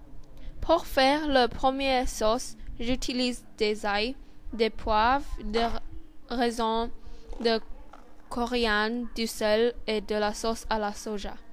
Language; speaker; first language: French; non-native, learner; Thai